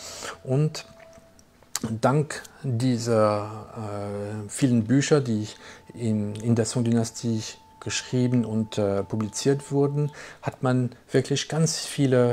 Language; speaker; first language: German; non-native, fluent; French